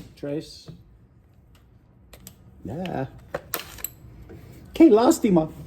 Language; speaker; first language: Spanish; non-native, learner; English